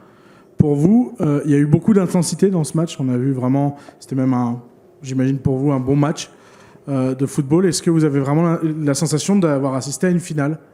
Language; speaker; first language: French; native; French